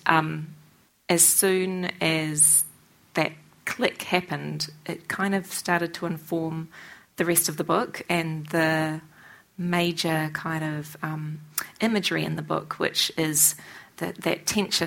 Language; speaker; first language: English; native; English